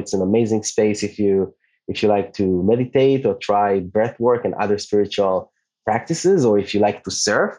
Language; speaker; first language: English; non-native, fluent; Hebrew